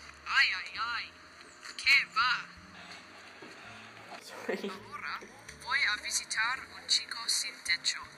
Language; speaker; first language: Spanish; non-native, learner; English